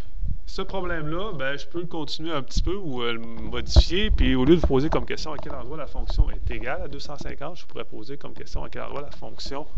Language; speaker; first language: French; native; French